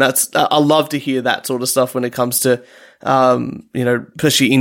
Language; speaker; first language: English; native; English